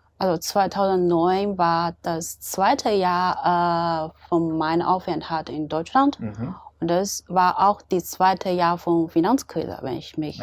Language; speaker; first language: German; non-native, fluent; Chinese